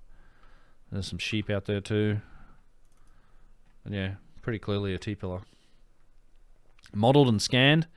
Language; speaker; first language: English; native; English